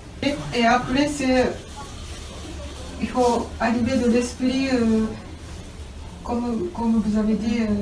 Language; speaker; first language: French; non-native, learner; Japanese